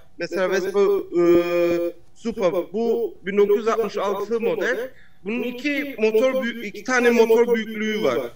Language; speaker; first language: Turkish; early bilingual, heritage; Turkish